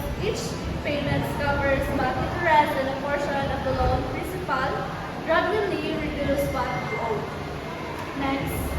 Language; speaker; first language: English; non-native, local second language; Cebuano